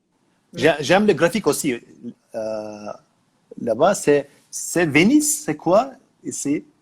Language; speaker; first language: French; non-native, learner; Turkish